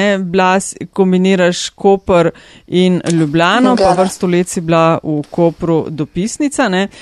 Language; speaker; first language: Slovenian; native; Slovenian